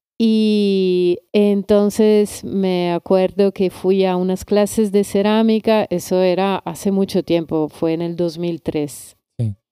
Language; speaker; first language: Spanish; non-native, fluent; Italian